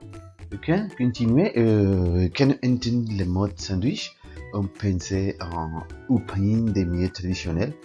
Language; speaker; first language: French; non-native, learner; Spanish